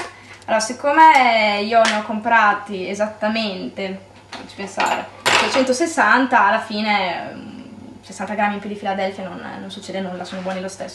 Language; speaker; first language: Italian; native; Italian